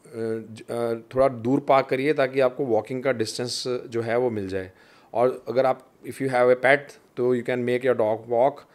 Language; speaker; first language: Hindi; non-native, local second language; Punjabi